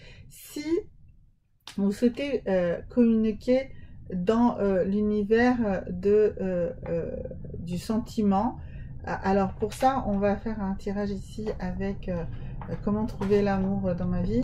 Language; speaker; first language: French; native; French